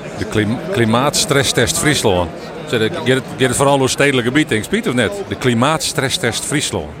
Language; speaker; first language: Dutch; non-native, local second language; Western Frisian